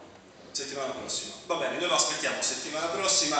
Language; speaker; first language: Italian; native; Italian